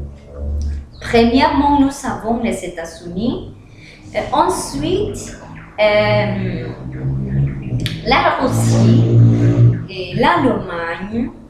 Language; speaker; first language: French; non-native, learner; Spanish